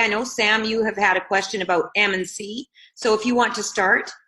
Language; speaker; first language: English; native; English